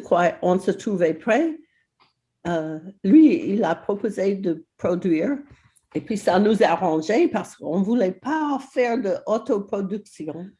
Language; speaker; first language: French; non-native, fluent; English